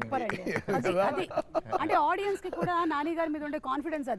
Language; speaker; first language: Telugu; native; Telugu